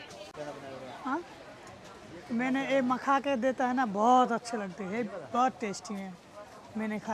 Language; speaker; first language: Hindi; non-native, learner; Bangla